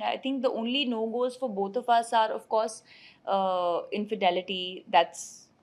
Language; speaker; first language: English; non-native, local second language; Hindi